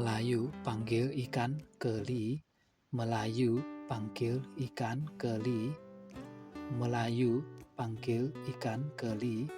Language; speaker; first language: Indonesian; non-native, learner; Burmese